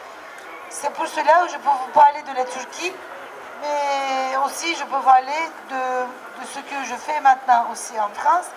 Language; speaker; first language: French; non-native, fluent; Turkish